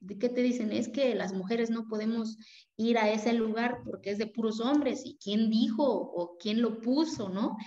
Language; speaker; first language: Spanish; non-native, local second language; Zapotec